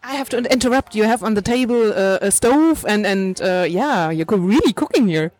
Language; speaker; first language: English; non-native, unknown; German